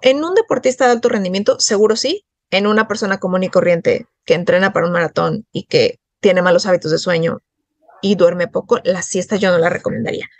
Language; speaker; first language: Spanish; native; Spanish